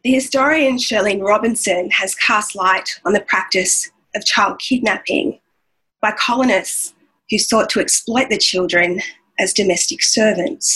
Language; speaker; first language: English; native; English